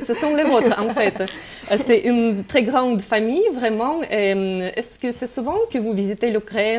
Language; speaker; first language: French; non-native, fluent; Russian